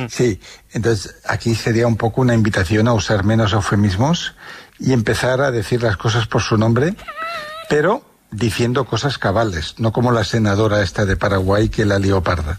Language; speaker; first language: Spanish; native; Spanish